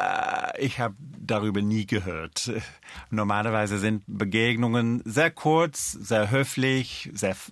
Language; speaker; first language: German; non-native, fluent; English